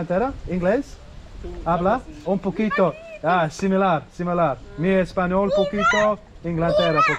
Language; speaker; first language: Spanish; non-native, learner; English